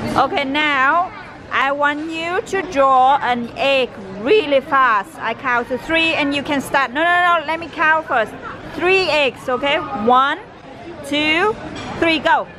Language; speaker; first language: English; non-native, fluent; Vietnamese